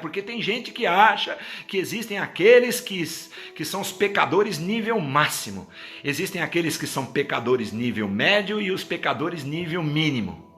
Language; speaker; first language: Portuguese; native; Portuguese